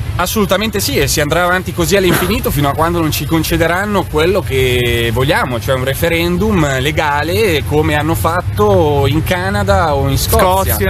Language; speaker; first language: Italian; non-native, fluent; Catalan